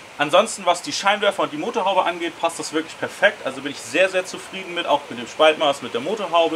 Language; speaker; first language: German; native; German